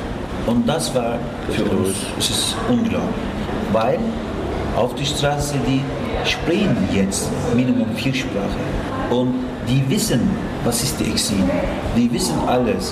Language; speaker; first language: German; non-native, fluent; Turkish